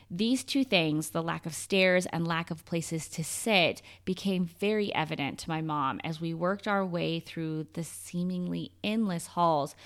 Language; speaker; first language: English; native; English